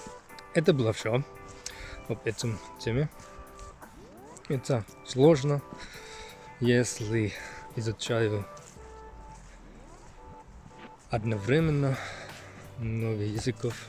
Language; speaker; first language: Russian; non-native, learner; Finnish